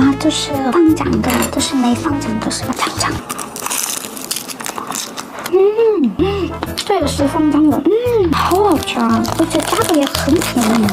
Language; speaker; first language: Chinese; non-native, learner; Korean